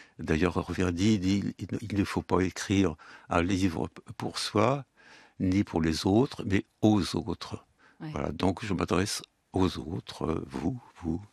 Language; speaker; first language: French; early bilingual, other home language; Yiddish